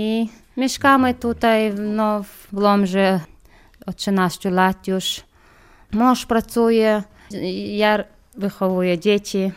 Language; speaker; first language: Polish; non-native, learner; Chechen